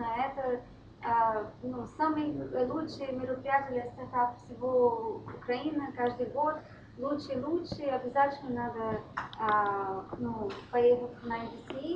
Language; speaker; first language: Russian; non-native, fluent; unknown